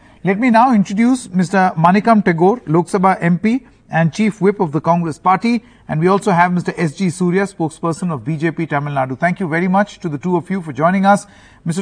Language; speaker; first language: English; non-native, local second language; Hindi